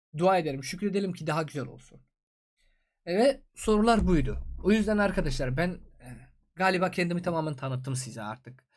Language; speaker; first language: Turkish; non-native, fluent; Persian